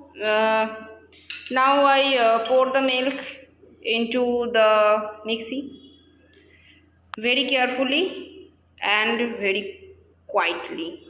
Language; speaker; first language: English; non-native, local second language; Bangla